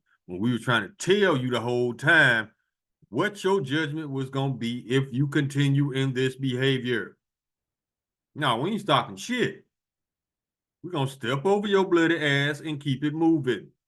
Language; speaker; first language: English; native; English